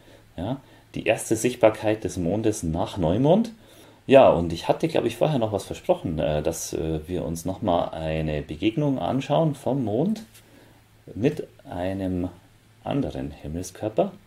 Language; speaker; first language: German; native; German